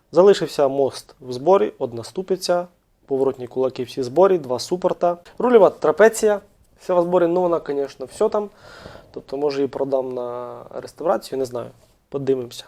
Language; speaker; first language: Ukrainian; native; Ukrainian